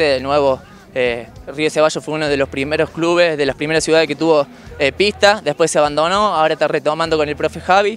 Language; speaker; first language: Spanish; native; Spanish